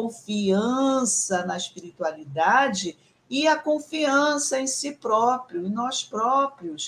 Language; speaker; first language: Portuguese; native; Portuguese